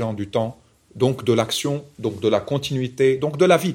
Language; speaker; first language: French; non-native, local second language; Arabic